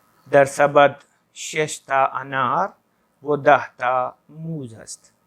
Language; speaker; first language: Persian; non-native, fluent; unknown